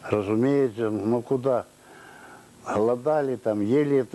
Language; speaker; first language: Russian; non-native, local second language; Belarusian